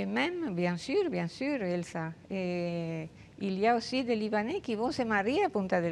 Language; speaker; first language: French; non-native, fluent; Spanish